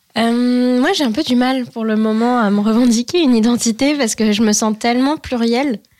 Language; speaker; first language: French; native; French